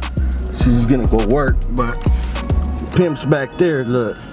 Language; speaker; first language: English; native; English